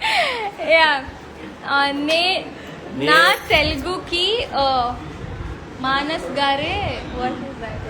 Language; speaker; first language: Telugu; non-native, learner; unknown